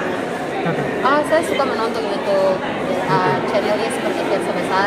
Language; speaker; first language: Indonesian; non-native, fluent; Tetum